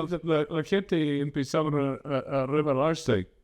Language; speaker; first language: Spanish; non-native, fluent; English